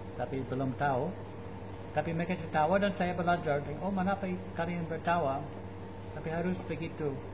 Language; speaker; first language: Indonesian; non-native, fluent; English